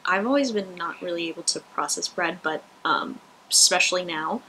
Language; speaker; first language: English; native; English